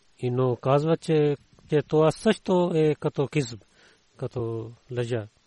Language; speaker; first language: Bulgarian; non-native, learner; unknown